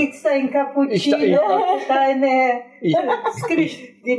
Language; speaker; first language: German; non-native, fluent; Italian